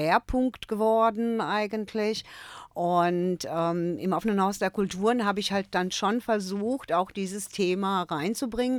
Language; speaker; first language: German; early bilingual, other home language; Croatian